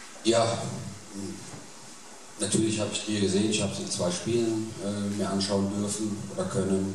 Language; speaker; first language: German; native; German